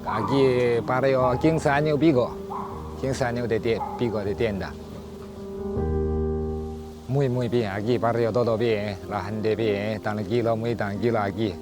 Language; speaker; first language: Spanish; non-native, learner; Chinese